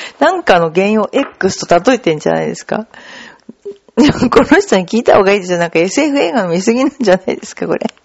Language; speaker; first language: Japanese; native; Japanese